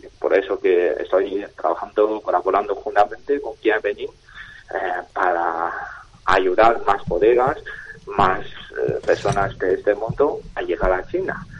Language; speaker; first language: Spanish; non-native, fluent; Chinese